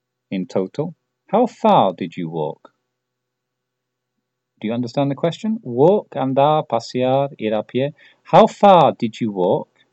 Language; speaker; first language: English; native; English